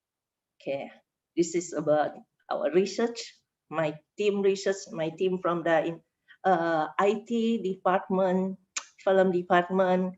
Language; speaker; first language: English; non-native, learner; Indonesian